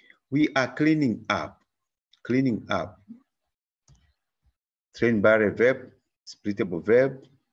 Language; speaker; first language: English; non-native, local second language; Bemba